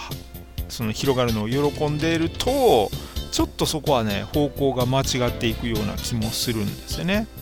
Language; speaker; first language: Japanese; native; Japanese